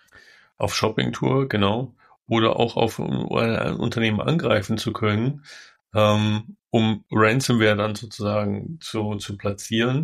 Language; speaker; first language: German; native; German